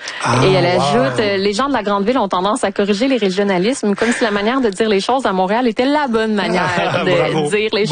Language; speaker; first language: French; native; French